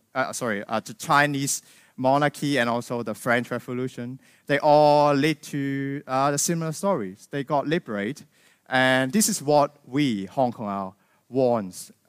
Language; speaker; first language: English; non-native, local second language; Cantonese